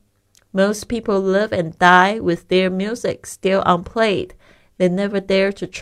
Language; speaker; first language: English; non-native, fluent; Chinese